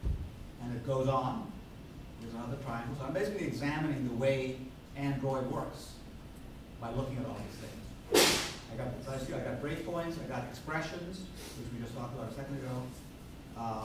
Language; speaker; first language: English; non-native, fluent; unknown